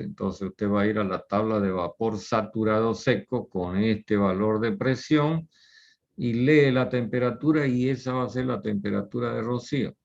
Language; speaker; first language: Spanish; native; Spanish